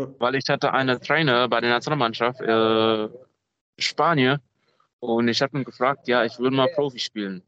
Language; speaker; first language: German; non-native, fluent; English